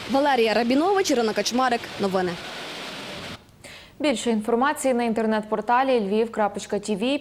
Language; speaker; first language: Ukrainian; native; Ukrainian